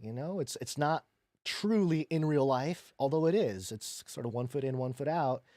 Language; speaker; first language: English; native; English